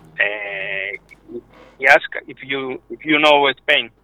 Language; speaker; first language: English; non-native, learner; Spanish